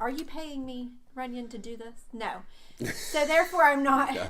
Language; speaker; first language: English; native; English